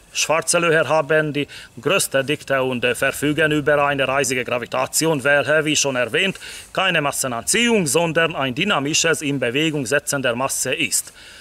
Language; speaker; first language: German; non-native, fluent; Hungarian